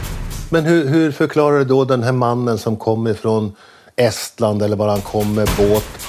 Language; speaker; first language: Swedish; native; Swedish